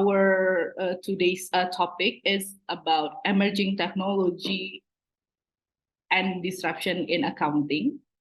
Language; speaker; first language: English; non-native, fluent; Indonesian